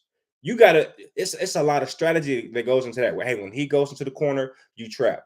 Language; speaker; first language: English; native; English